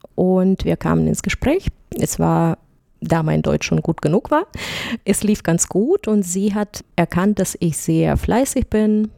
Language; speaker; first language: German; non-native, fluent; Russian